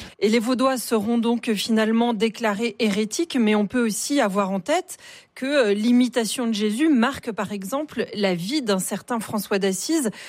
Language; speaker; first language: French; native; French